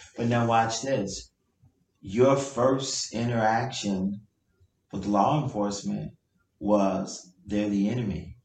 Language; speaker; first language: English; native; English